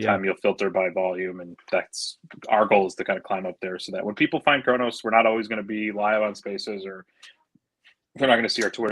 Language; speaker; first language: English; native; English